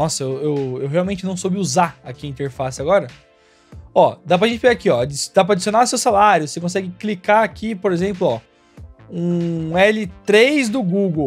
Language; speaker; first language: Portuguese; native; Portuguese